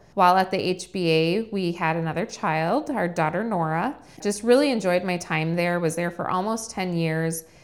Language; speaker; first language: English; native; English